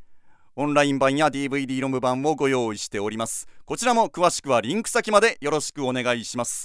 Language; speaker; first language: Japanese; native; Japanese